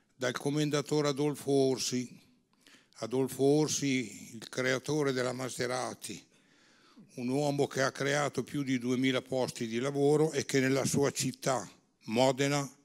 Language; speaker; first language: Italian; native; Italian